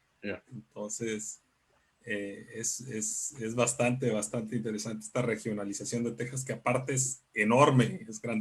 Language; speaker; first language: Spanish; native; Spanish